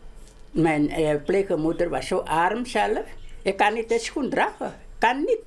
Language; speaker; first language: Dutch; non-native, local second language; Javanese